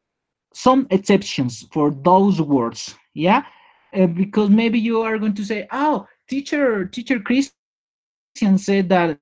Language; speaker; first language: English; non-native, learner; Spanish